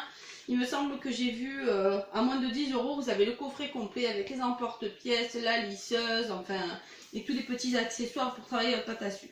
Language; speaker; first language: French; native; French